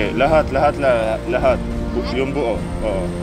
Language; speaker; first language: Filipino; non-native, learner; Arabic